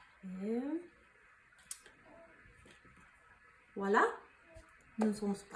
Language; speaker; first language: French; non-native, learner; Spanish